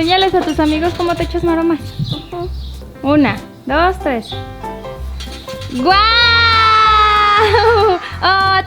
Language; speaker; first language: Spanish; native; Spanish